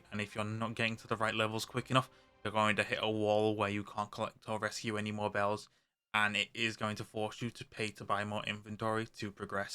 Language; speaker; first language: English; native; English